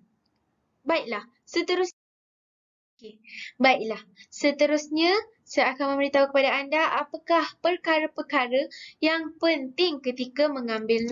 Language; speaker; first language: Malay; native; Malay